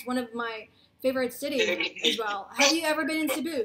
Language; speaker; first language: English; non-native, local second language; Cebuano